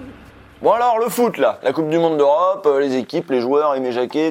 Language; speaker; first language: French; native; French